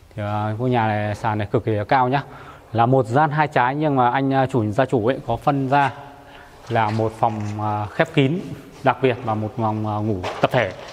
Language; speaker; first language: Vietnamese; native; Vietnamese